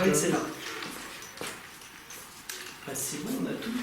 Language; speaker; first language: French; native; French